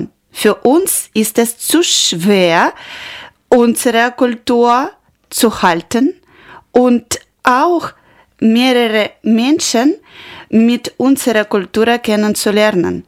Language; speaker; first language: German; non-native, learner; Ukrainian